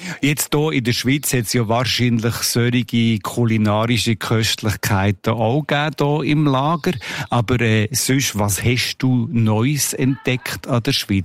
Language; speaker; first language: German; native; German